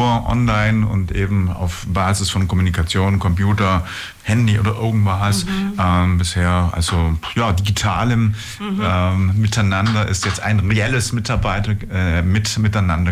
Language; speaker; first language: German; native; German